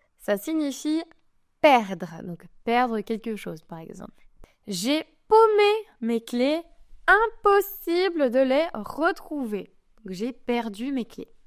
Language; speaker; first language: French; native; French